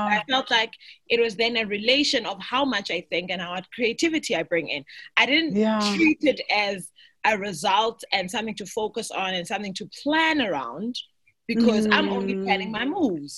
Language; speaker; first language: English; non-native, local second language; Xhosa